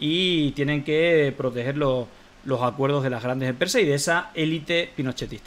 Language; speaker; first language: Spanish; native; Spanish